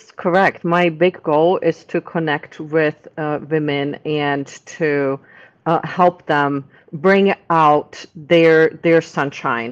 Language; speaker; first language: English; non-native, fluent; Czech